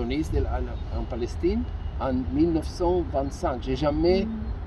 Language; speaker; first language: French; non-native, fluent; Hebrew